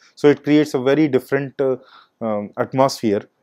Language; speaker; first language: English; non-native, local second language; Hindi